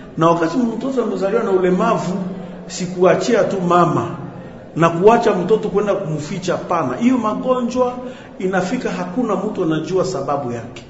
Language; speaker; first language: Swahili; native; Swahili